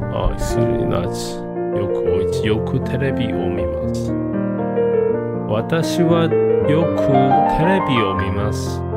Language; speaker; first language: Japanese; non-native, learner; English